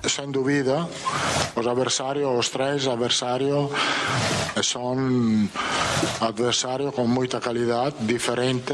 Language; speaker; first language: Portuguese; non-native, learner; Italian